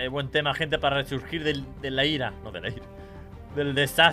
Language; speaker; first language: Spanish; native; Spanish